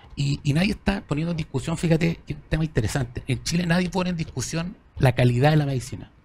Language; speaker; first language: Spanish; native; Spanish